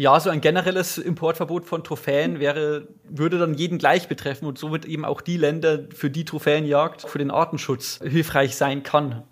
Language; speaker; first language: German; native; German